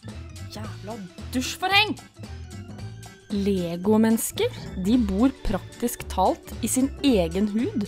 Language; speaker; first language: Norwegian; native; Norwegian